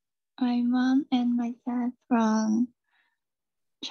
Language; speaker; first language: English; non-native, learner; Chinese